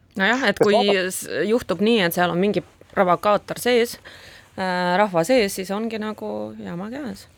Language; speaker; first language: Estonian; non-native, local second language; Russian